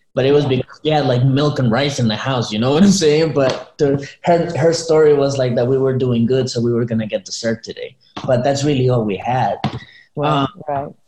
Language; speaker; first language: English; early bilingual, other home language; Spanish